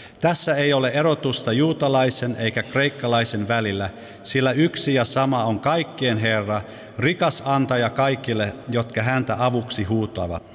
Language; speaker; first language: Finnish; early bilingual, heritage; Finnish